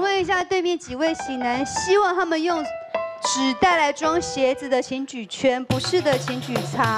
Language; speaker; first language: Chinese; native; Chinese